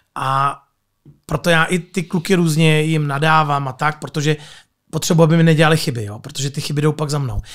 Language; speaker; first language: Czech; native; Czech